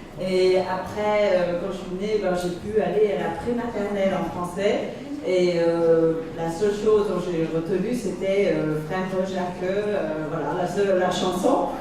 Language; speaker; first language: French; early bilingual, other home language; Vietnamese